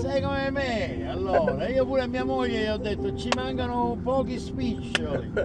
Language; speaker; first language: Italian; native; Italian